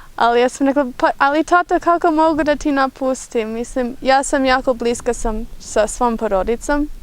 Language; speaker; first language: Bosnian; non-native, fluent; English